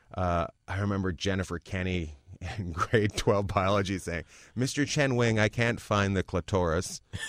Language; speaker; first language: English; native; English